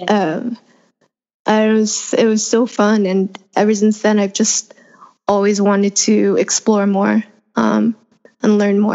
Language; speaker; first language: English; native; English